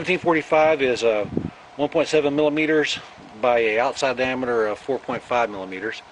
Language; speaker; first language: English; native; English